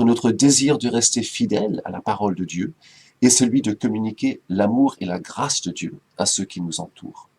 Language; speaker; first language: French; native; French